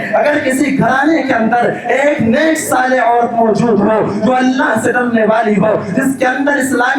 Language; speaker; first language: Urdu; native; Urdu